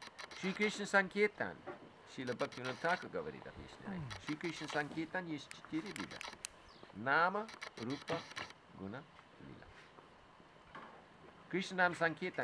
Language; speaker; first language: Russian; non-native, fluent; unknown